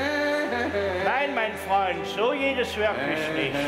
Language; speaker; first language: German; native; German